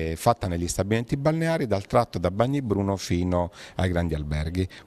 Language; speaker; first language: Italian; native; Italian